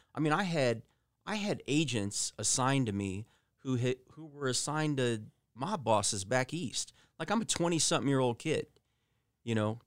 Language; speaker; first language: English; early bilingual, other home language; Italian